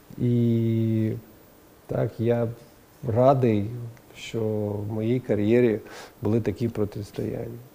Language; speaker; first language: Ukrainian; non-native, local second language; Russian